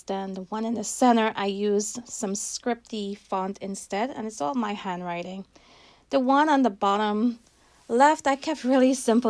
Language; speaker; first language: English; native; English